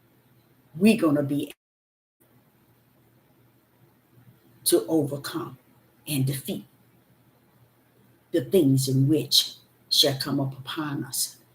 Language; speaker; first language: English; native; English